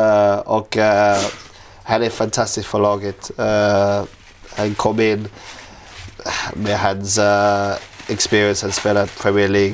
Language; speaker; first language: Swedish; non-native, learner; English